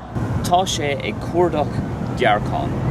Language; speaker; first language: Irish; non-native, local second language; English